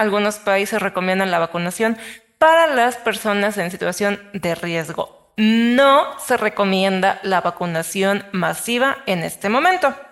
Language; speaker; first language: Spanish; native; Spanish